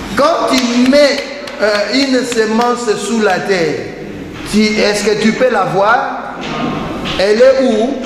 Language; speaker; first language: French; non-native, local second language; Lingala